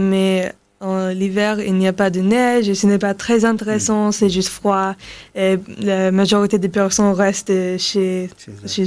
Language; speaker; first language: French; non-native, learner; English